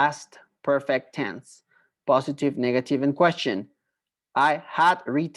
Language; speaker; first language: English; non-native, fluent; Spanish